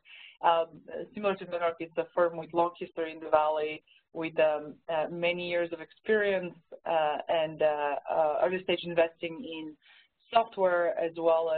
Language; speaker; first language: English; non-native, fluent; Bulgarian